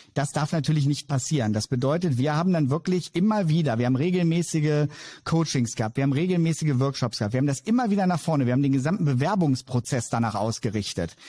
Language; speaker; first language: German; native; German